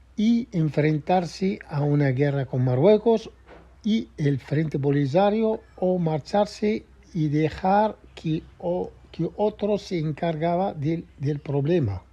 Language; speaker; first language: Spanish; non-native, fluent; Arabic